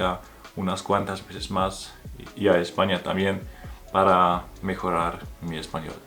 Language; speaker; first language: Spanish; non-native, fluent; German